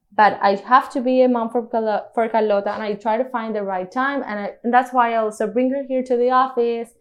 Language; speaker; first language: English; non-native, fluent; Spanish